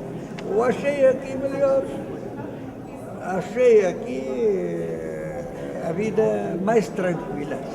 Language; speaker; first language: Portuguese; non-native, learner; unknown